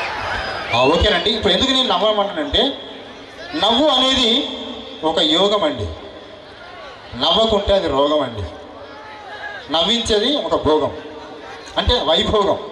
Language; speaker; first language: Telugu; native; Telugu